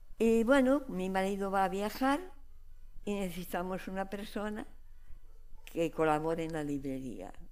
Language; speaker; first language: Spanish; non-native, local second language; Galician